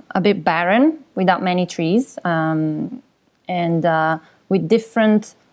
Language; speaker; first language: English; non-native, fluent; Italian